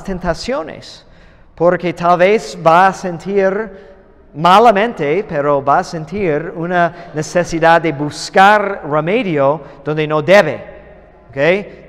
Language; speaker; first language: Spanish; non-native, fluent; English